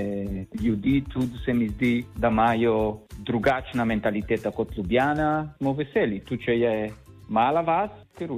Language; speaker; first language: Slovenian; non-native, learner; Italian